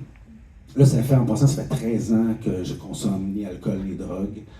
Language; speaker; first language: French; native; French